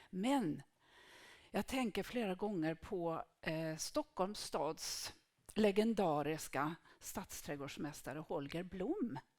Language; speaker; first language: Swedish; native; Swedish